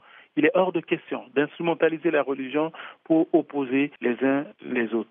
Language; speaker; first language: French; non-native, local second language; Sango